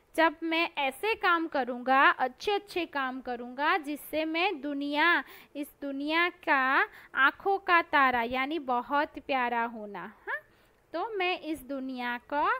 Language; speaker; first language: Hindi; non-native, local second language; Gujarati